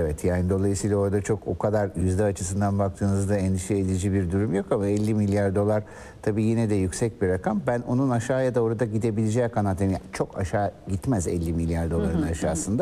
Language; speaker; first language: Turkish; native; Turkish